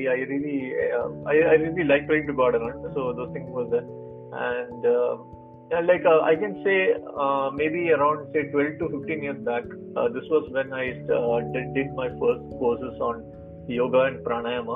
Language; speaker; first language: English; non-native, local second language; Malayalam